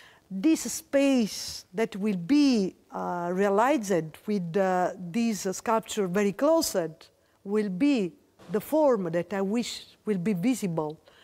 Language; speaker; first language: English; non-native, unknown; Italian